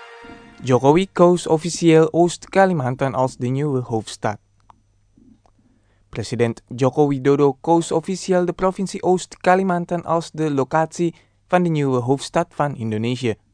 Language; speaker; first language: Dutch; non-native, fluent; Indonesian